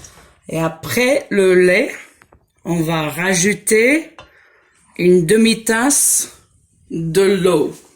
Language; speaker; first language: French; non-native, fluent; English